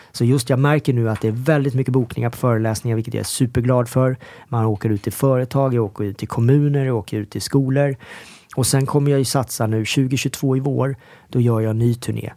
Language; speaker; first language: Swedish; early bilingual, other home language; Korean